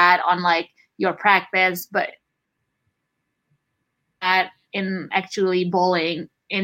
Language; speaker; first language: English; non-native, fluent; Indonesian